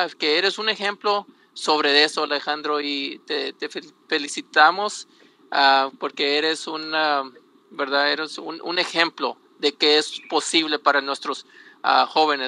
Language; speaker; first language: Spanish; early bilingual, heritage; Spanish